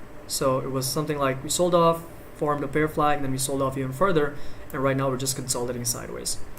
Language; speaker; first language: English; native; English